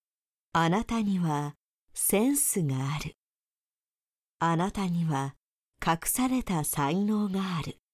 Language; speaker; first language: Japanese; native; Japanese